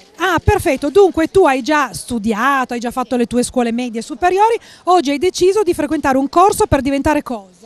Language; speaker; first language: Italian; native; Italian